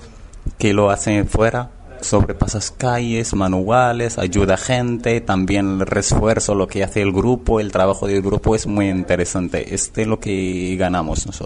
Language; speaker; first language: Spanish; non-native, learner; Arabic